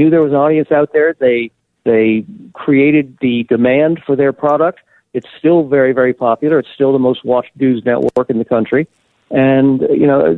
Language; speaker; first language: English; native; English